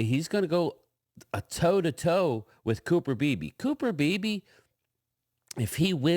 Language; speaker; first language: English; native; English